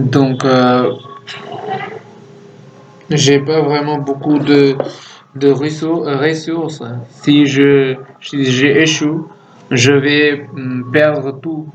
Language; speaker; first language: French; non-native, fluent; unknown